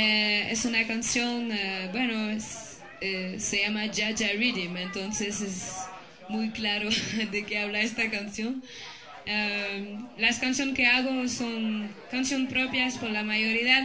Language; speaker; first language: Spanish; non-native, learner; French